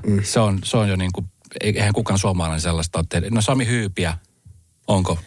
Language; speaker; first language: Finnish; native; Finnish